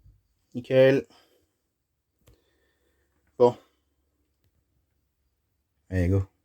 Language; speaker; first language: French; native; French